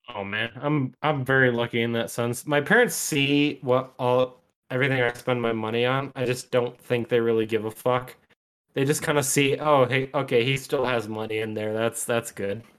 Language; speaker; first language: English; native; English